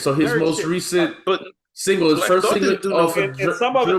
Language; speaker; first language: English; native; English